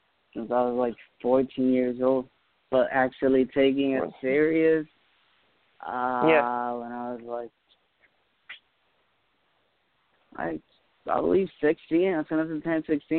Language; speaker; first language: English; non-native, fluent; Spanish